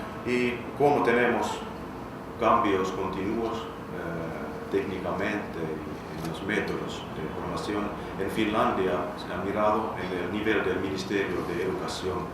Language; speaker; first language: Spanish; non-native, fluent; Finnish